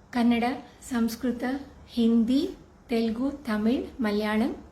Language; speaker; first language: Kannada; native; Kannada